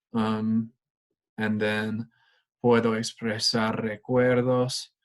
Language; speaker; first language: Spanish; non-native, fluent; English